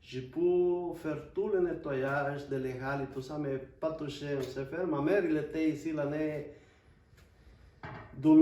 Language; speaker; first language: French; non-native, fluent; Spanish